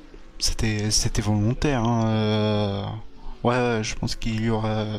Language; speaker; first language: French; native; French